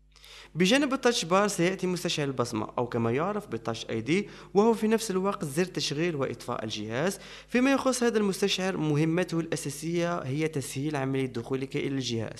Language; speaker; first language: Arabic; native; Arabic